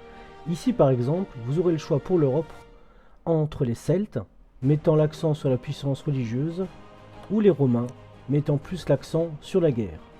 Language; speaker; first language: French; native; French